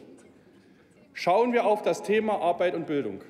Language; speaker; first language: German; native; German